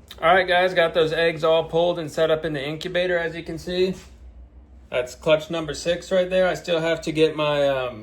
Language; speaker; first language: English; native; English